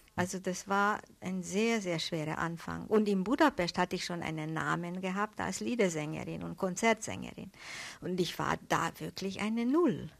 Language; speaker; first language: German; non-native, fluent; Hungarian